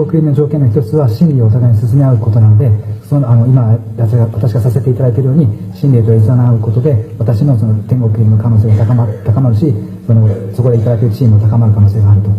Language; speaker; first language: Japanese; native; Japanese